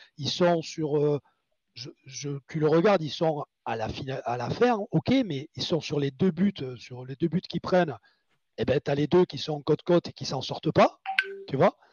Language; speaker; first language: French; native; French